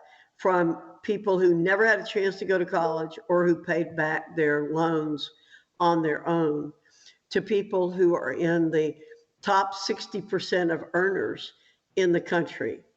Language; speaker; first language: English; native; English